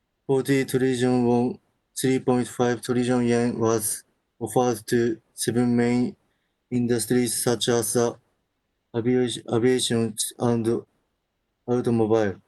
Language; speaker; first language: English; non-native, learner; Japanese